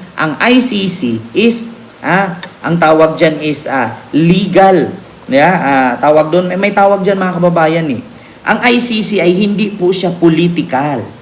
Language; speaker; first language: Filipino; non-native, local second language; Cebuano